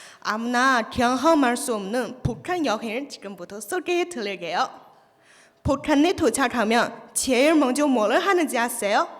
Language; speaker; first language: Korean; non-native, learner; Chinese